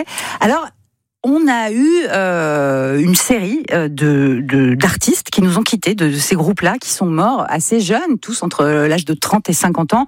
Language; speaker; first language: French; native; French